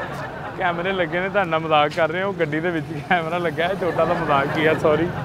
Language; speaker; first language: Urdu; non-native, local second language; Punjabi